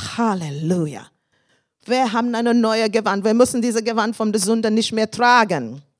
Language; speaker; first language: German; non-native, fluent; English